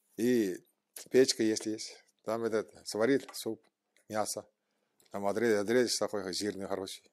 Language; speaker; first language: Russian; non-native, local second language; Tuvinian